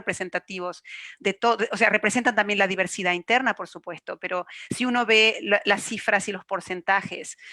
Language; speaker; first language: Spanish; native; Spanish